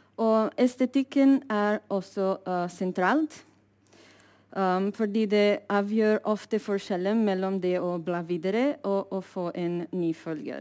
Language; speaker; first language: Norwegian; non-native, fluent; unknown